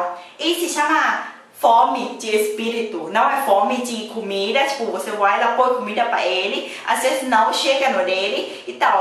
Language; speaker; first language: Portuguese; non-native, learner; Thai